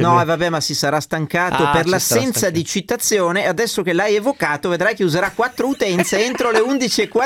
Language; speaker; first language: Italian; native; Italian